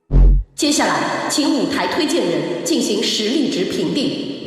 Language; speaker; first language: Chinese; native; Chinese